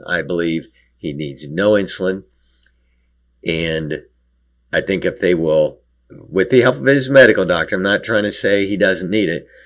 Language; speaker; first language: English; native; English